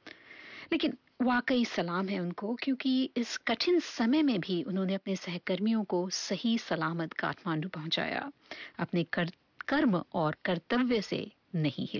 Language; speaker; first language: Hindi; native; Hindi